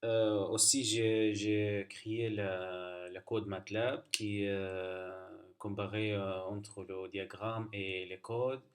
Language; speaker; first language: French; non-native, learner; Arabic